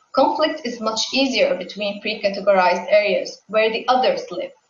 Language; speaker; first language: English; non-native, fluent; Arabic